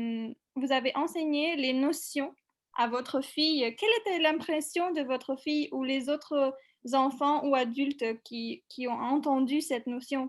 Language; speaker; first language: French; non-native, fluent; Macedonian